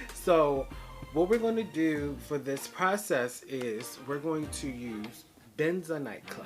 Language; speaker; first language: English; native; English